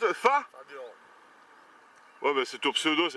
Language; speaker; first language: French; native; French